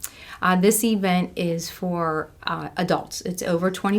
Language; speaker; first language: English; native; English